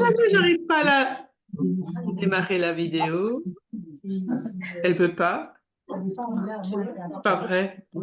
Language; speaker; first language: French; native; French